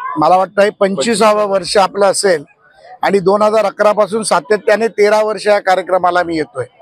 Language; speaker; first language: Marathi; native; Marathi